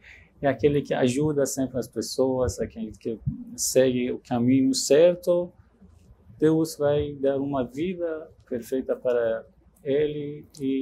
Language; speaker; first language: Portuguese; non-native, learner; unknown